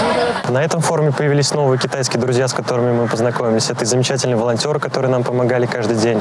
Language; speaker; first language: Russian; native; Russian